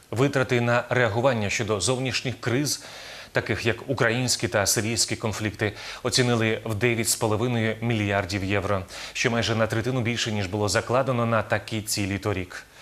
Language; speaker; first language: Ukrainian; native; Ukrainian